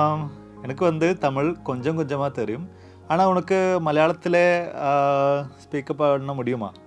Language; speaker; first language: Tamil; non-native, learner; Malayalam